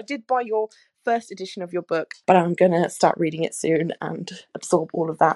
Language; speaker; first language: English; native; English